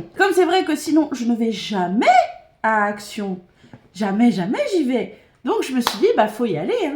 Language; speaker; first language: French; native; French